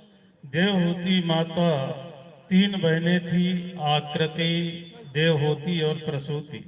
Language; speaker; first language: Hindi; native; Hindi